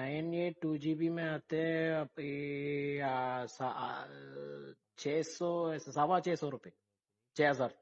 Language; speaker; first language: Hindi; non-native, local second language; Malayalam